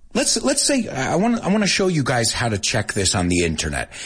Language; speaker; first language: English; early bilingual, other home language; Spanish